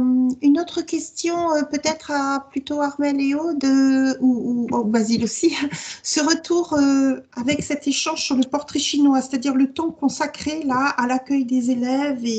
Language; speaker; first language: French; native; French